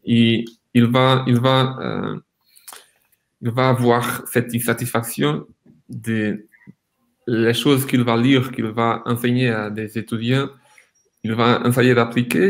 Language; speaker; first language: French; non-native, fluent; Portuguese